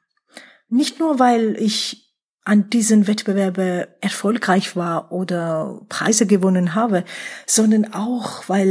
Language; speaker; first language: German; non-native, fluent; Georgian